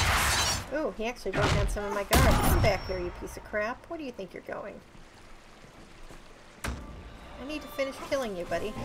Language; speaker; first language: English; native; English